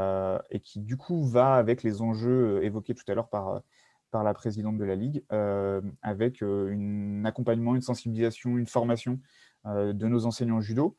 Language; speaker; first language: French; native; French